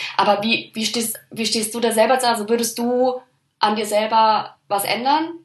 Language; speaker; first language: German; early bilingual, other home language; Polish